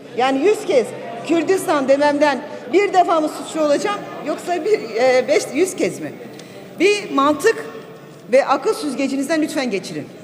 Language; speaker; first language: Turkish; non-native, local second language; Kurdish